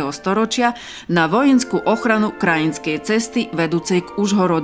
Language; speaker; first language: Slovak; native; Slovak